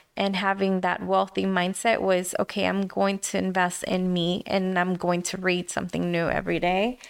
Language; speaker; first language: English; early bilingual, other home language; Spanish